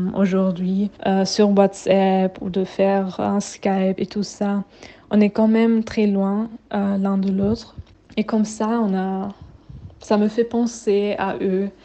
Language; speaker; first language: French; non-native, fluent; German